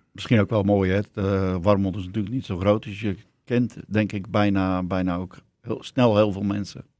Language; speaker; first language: Dutch; native; Dutch